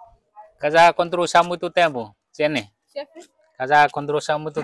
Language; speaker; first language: Portuguese; non-native, learner; Vietnamese